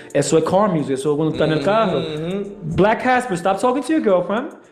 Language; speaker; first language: Spanish; early bilingual, heritage; Spanish